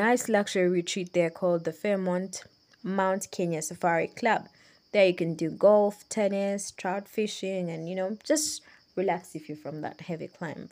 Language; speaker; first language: English; non-native, local second language; Ganda